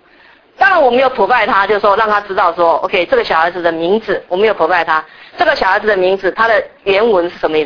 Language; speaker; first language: Chinese; native; Chinese